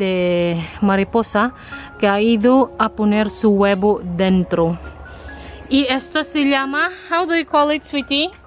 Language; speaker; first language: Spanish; non-native, learner; Filipino